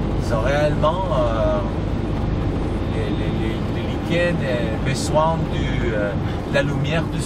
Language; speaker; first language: French; non-native, learner; Spanish